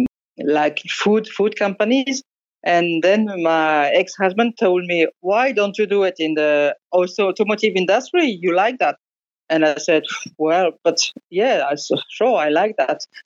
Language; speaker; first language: English; non-native, fluent; French